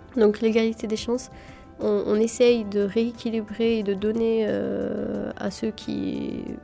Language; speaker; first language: French; early bilingual, other home language; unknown